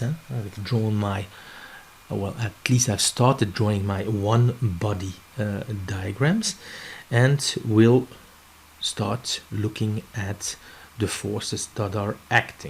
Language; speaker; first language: English; non-native, fluent; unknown